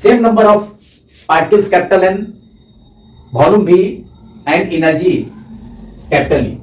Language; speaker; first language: English; non-native, local second language; Hindi